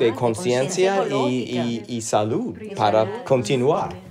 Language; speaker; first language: Spanish; non-native, learner; English